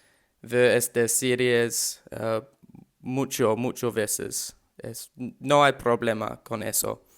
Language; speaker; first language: Spanish; non-native, learner; English